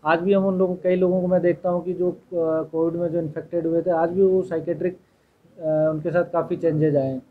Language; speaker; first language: Hindi; native; Hindi